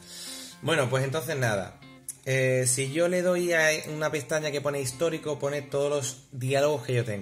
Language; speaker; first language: Spanish; native; Spanish